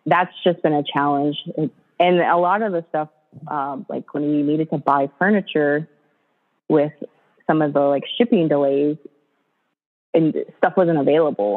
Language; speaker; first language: English; native; English